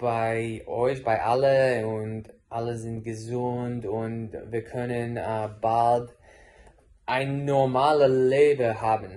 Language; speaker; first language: German; non-native, learner; English